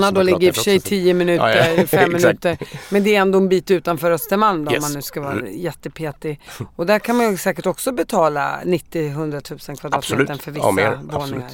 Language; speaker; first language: Swedish; native; Swedish